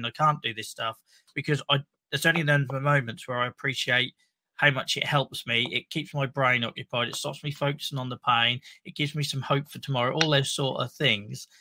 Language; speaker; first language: English; native; English